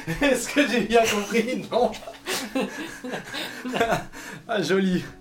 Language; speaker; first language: French; native; French